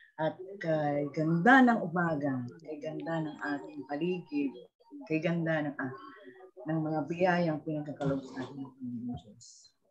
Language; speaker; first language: Filipino; native; Filipino